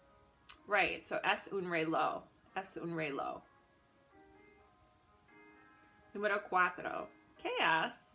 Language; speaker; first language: Spanish; non-native, fluent; English